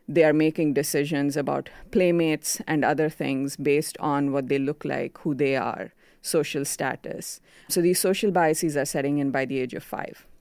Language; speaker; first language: English; non-native, local second language; Konkani